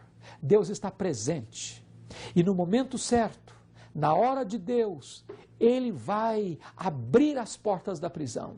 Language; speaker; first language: Portuguese; native; Portuguese